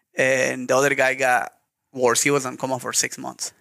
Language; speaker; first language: English; non-native, learner; Spanish